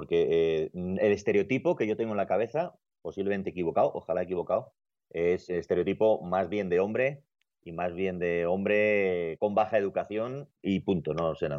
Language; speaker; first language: Spanish; native; Spanish